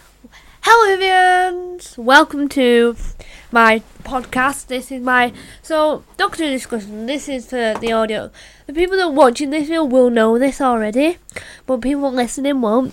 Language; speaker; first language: English; native; English